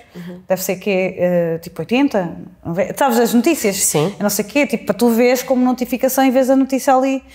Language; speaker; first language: Portuguese; native; Portuguese